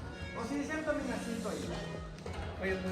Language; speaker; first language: Spanish; native; Spanish